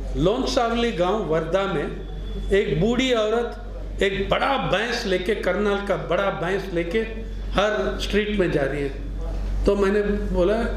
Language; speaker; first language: Hindi; non-native, local second language; Telugu